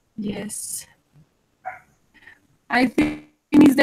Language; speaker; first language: English; non-native, learner; Spanish